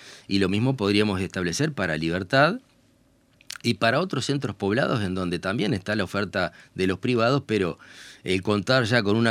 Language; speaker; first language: Spanish; native; Spanish